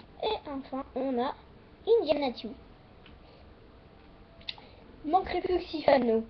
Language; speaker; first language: French; native; French